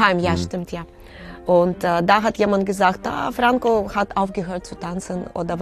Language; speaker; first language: German; non-native, fluent; Russian